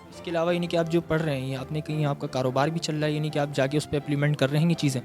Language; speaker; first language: Hindi; native; Hindi